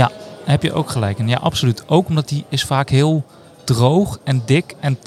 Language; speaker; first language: Dutch; native; Dutch